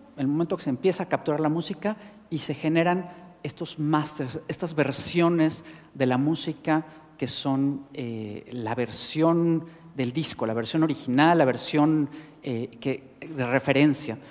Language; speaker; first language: Spanish; native; Spanish